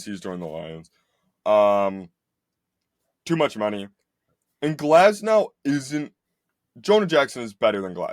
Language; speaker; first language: English; native; English